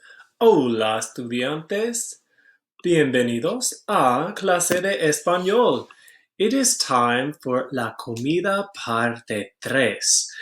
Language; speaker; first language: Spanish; non-native, fluent; English